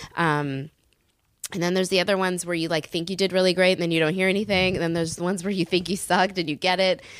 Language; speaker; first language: English; native; English